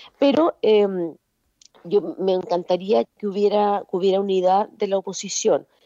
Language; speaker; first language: Spanish; native; Spanish